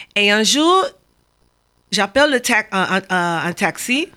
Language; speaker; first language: French; non-native, fluent; English